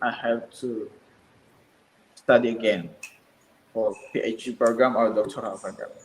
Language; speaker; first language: English; non-native, learner; Indonesian